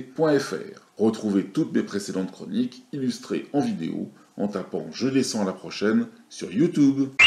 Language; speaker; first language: French; native; French